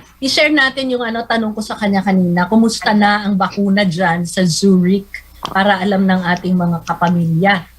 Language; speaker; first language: Filipino; native; Filipino